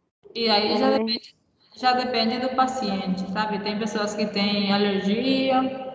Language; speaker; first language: Portuguese; non-native, fluent; Spanish